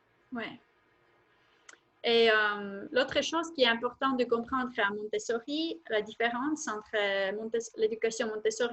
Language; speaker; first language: French; non-native, fluent; Estonian